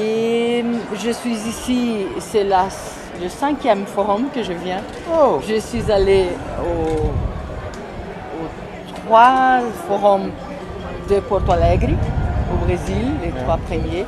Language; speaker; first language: French; non-native, fluent; Portuguese